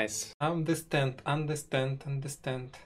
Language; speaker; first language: English; non-native, learner; Russian